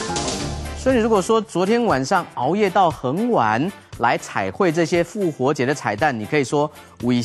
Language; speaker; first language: Chinese; native; Chinese